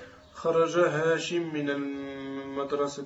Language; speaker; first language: Arabic; non-native, learner; French